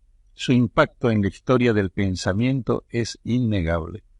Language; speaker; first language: Spanish; native; Spanish